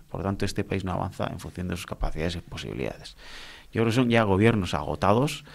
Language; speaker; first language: Spanish; non-native, local second language; Basque